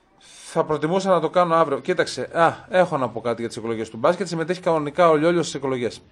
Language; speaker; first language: Greek; native; Greek